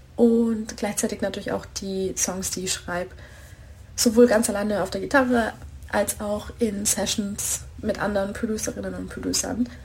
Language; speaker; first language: German; native; German